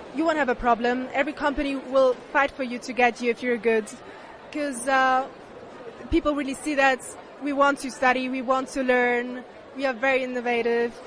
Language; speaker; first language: English; non-native, fluent; German